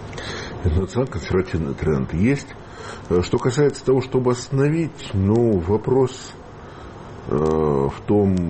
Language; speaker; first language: Russian; native; Russian